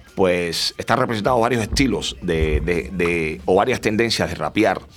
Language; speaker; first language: Spanish; native; Spanish